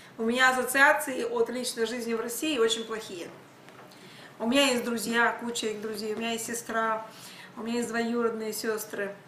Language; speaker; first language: Russian; native; Russian